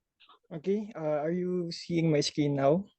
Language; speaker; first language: English; non-native, local second language; Filipino